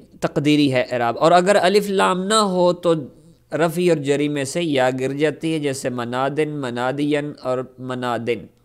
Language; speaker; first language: Urdu; non-native, local second language; Punjabi